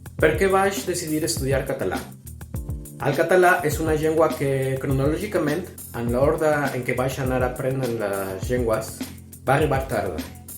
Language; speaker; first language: Catalan; non-native, fluent; Spanish